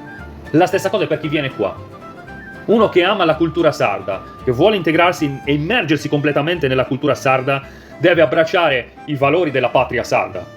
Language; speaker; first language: Italian; native; Italian